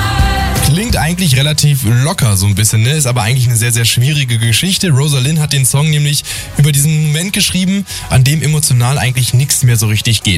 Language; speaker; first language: German; native; German